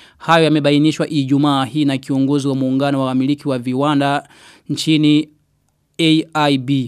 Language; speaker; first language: Swahili; non-native, local second language; Rundi